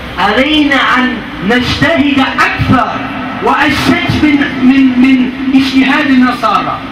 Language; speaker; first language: Arabic; non-native, fluent; German